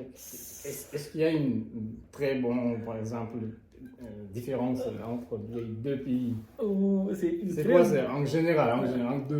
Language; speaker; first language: French; non-native, learner; Kazakh